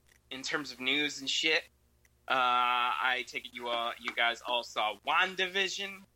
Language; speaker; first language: English; early bilingual, other home language; Spanish